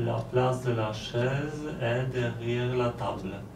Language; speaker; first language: French; non-native, learner; Polish